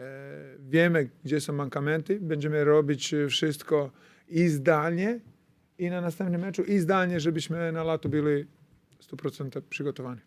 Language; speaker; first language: Polish; non-native, fluent; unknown